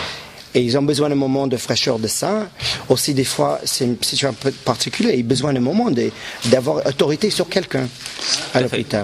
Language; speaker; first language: French; non-native, local second language; English